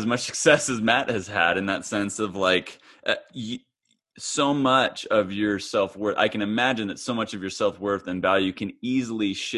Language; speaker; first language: English; native; English